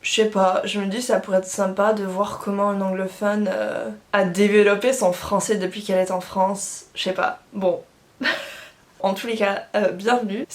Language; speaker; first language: French; non-native, fluent; English